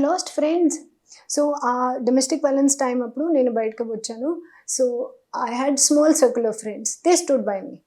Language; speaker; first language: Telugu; non-native, learner; Hindi